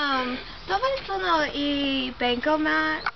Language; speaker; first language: Italian; non-native, learner; English